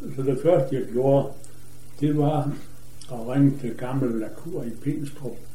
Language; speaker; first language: Danish; native; Danish